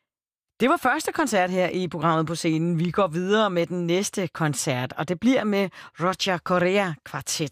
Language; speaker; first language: Danish; native; Danish